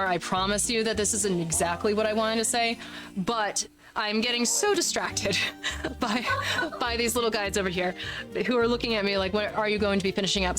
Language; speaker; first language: English; native; English